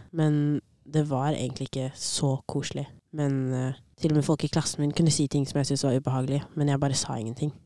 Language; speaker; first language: Norwegian; native; Norwegian